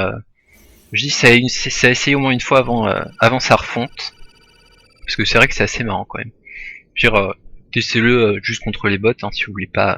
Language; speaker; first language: French; native; French